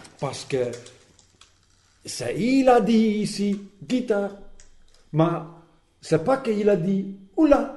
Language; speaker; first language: French; non-native, learner; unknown